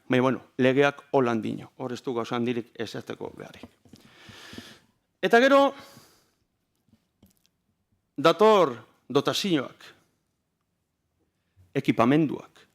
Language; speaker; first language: Basque; native; Basque